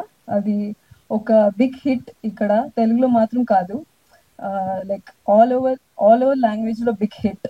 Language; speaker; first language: Telugu; non-native, learner; Tamil